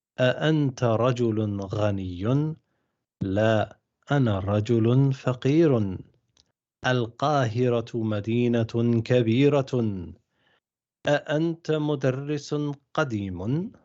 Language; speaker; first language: Arabic; non-native, fluent; English